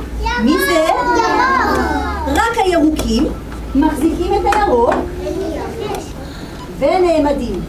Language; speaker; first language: Hebrew; native; Hebrew